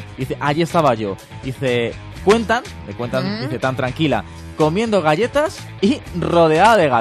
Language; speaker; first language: Spanish; native; Spanish